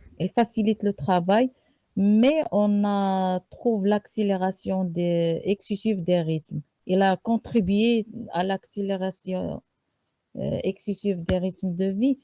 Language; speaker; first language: French; non-native, learner; Arabic